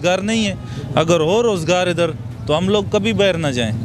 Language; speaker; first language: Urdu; non-native, local second language; Pashto